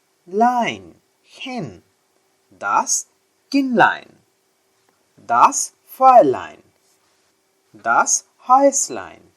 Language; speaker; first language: German; non-native, learner; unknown